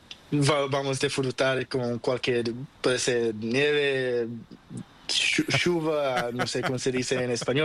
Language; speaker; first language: Spanish; non-native, learner; Portuguese